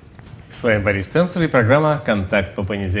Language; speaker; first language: Russian; native; Russian